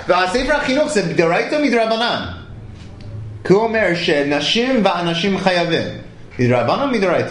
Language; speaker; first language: Hebrew; non-native, fluent; English